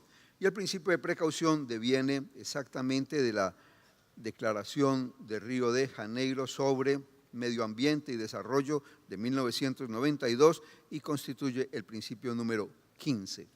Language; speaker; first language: Spanish; native; Spanish